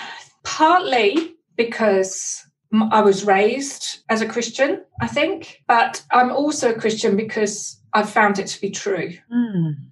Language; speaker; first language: English; native; English